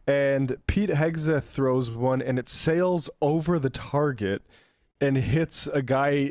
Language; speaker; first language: English; native; English